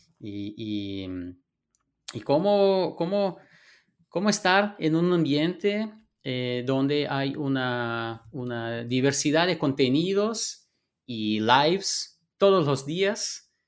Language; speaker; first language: Spanish; non-native, fluent; Portuguese